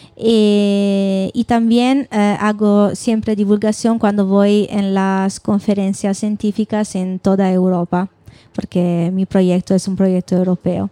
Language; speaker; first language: Spanish; non-native, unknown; Italian